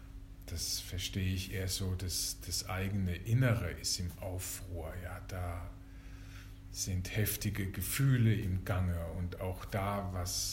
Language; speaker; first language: German; native; German